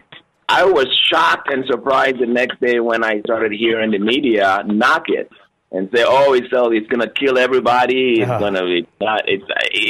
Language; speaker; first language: English; non-native, local second language; Yoruba